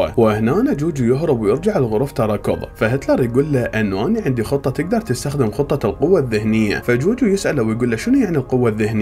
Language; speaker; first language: Arabic; native; Arabic